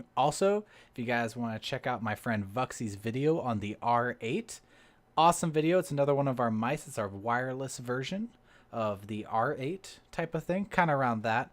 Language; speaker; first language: English; native; English